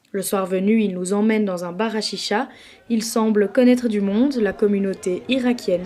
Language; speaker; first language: French; native; French